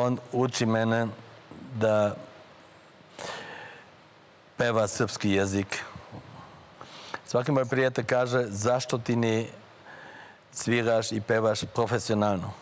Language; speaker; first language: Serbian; non-native, learner; German